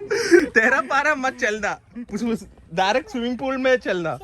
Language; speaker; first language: Hindi; non-native, local second language; Malayalam